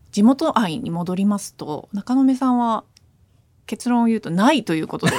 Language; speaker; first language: Japanese; non-native, fluent; English